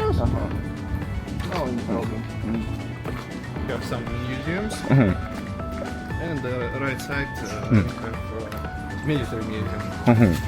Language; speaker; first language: English; non-native, learner; Russian